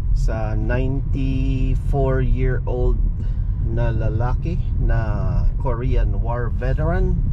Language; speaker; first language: Filipino; native; Filipino